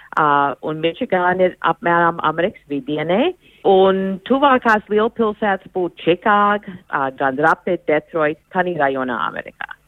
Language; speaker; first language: Latvian; early bilingual, heritage; Latvian